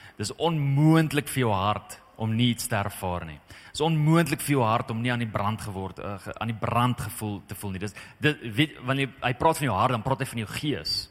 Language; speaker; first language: Afrikaans; native; Afrikaans